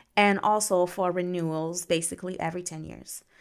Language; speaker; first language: English; non-native, fluent; Arabic